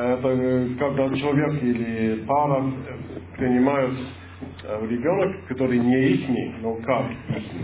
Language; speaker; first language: Russian; non-native, fluent; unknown